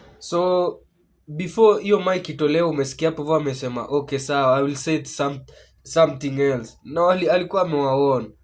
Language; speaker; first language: Swahili; native; Swahili